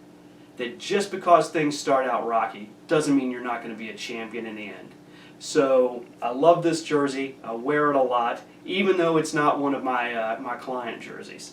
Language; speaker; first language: English; native; English